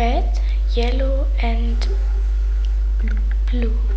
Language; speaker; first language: English; non-native, learner; German